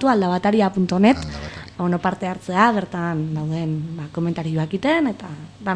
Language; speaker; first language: Basque; native; Basque